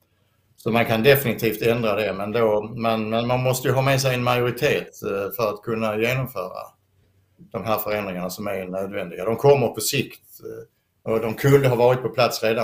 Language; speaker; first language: Swedish; native; Swedish